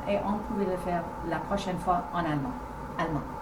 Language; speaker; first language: French; non-native, learner; English